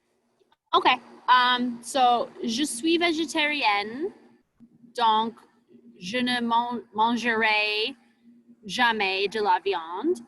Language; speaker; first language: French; non-native, fluent; English